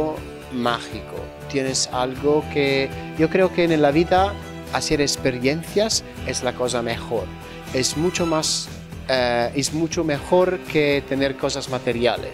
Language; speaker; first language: Spanish; non-native, fluent; Italian